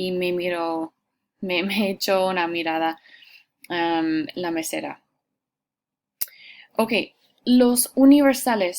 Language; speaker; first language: Spanish; non-native, fluent; English